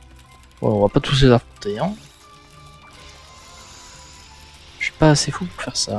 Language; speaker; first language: French; native; French